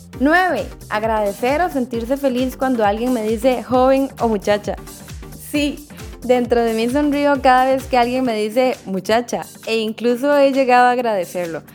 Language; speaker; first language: Spanish; native; Spanish